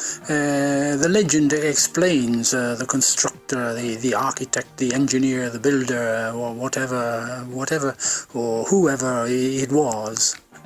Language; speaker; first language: English; native; English